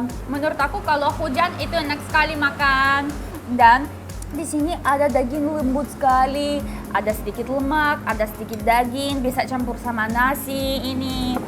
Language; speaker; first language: Indonesian; non-native, fluent; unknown